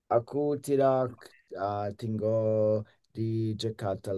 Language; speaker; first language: Indonesian; non-native, learner; English